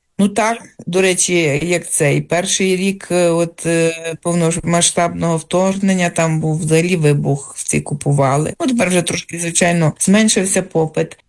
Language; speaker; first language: Ukrainian; native; Ukrainian